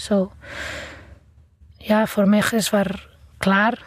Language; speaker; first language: German; non-native, learner; Arabic